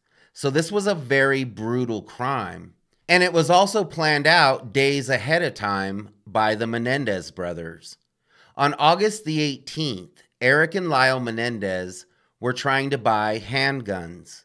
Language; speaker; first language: English; native; English